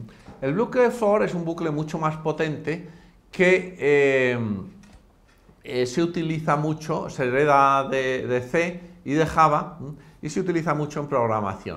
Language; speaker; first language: Spanish; native; Spanish